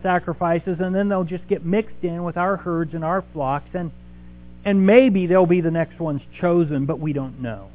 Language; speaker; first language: English; native; English